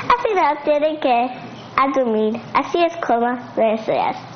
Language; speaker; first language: Spanish; non-native, learner; English